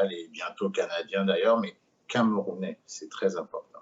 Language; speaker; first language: French; native; French